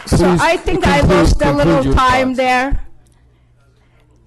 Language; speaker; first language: English; non-native, fluent; Turkish